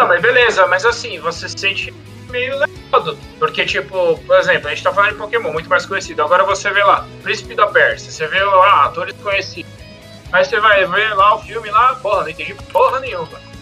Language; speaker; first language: Portuguese; native; Portuguese